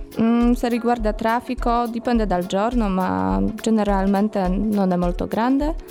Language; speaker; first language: Italian; non-native, learner; Polish